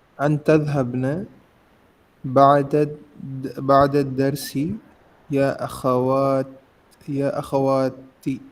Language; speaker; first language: Arabic; non-native, learner; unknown